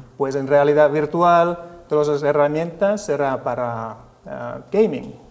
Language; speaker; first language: Spanish; non-native, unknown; Finnish